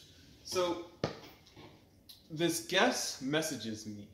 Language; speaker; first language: English; native; English